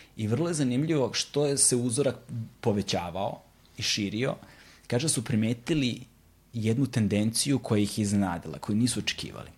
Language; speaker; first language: Serbian; native; Serbian